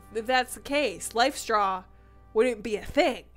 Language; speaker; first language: English; native; English